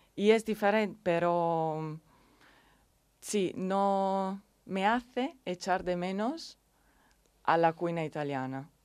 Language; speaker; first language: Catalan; non-native, learner; Italian